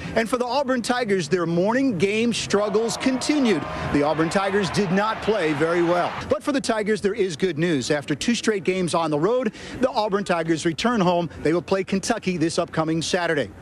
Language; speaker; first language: English; native; English